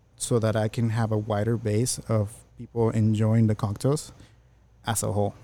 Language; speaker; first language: English; early bilingual, other home language; Spanish